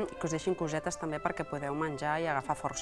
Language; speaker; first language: Catalan; native; Catalan